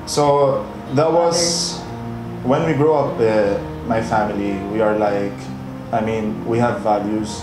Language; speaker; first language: English; non-native, fluent; Arabic